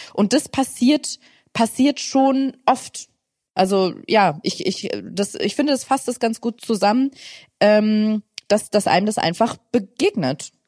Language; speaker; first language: German; native; German